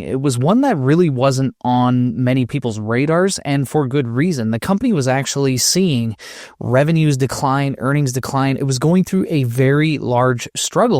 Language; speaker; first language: English; native; English